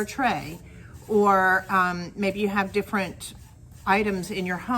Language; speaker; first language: English; native; English